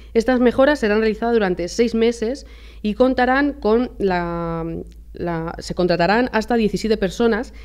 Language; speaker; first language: Spanish; native; Spanish